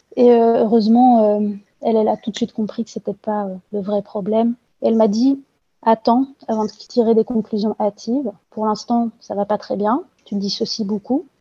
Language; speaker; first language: French; native; French